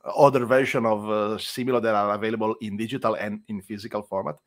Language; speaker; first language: English; non-native, fluent; Italian